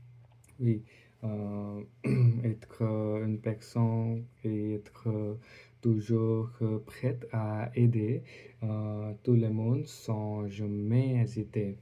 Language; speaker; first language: French; non-native, learner; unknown